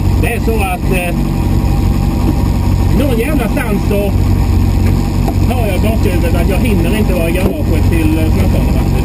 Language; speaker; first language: Swedish; native; Swedish